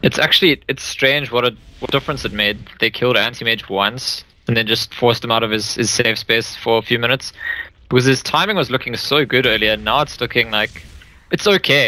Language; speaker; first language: English; native; English